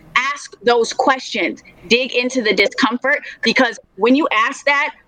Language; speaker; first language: English; native; English